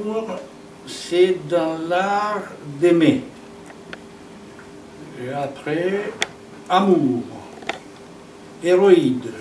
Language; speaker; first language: French; non-native, fluent; Romanian